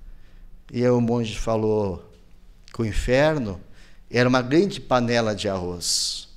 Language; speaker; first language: Portuguese; native; Portuguese